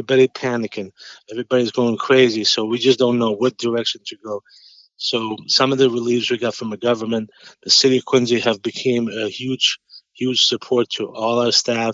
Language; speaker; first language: English; non-native, fluent; Albanian